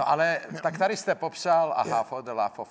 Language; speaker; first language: Czech; native; Czech